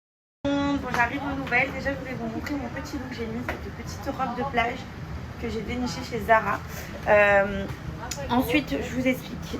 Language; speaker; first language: French; native; French